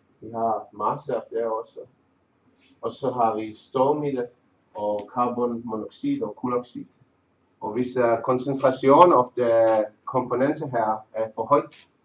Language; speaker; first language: Danish; non-native, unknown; Czech